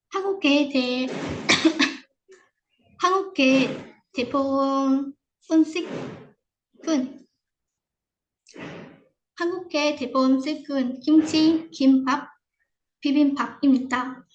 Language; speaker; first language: Korean; non-native, fluent; Vietnamese